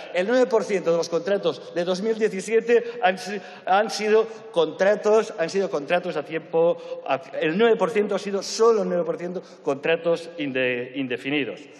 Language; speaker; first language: Spanish; non-native, local second language; Catalan